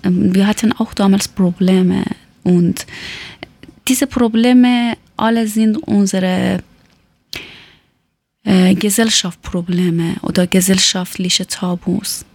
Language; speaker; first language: German; non-native, learner; Persian